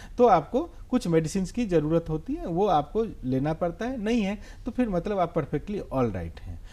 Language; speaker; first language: Hindi; native; Hindi